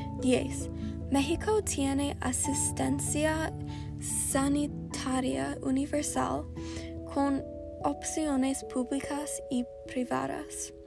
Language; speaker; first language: Spanish; non-native, learner; English